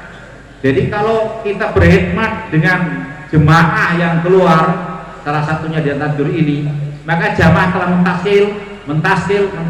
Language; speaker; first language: Indonesian; non-native, local second language; Javanese